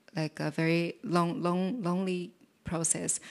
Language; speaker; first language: English; non-native, fluent; Japanese